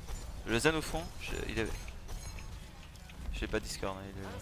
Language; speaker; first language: French; native; French